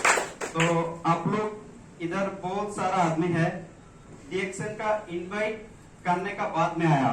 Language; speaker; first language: Hindi; non-native, learner; Bangla